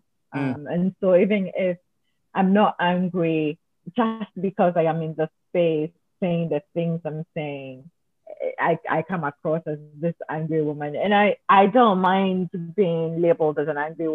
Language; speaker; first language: English; non-native, local second language; Akan